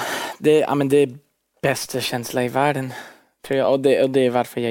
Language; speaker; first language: Swedish; early bilingual, heritage; English